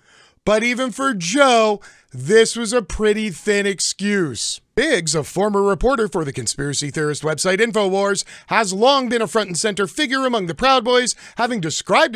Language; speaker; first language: English; native; English